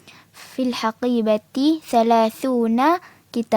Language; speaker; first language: Arabic; non-native, learner; Malay